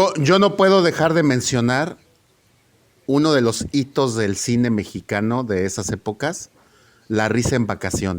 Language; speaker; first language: Spanish; native; Spanish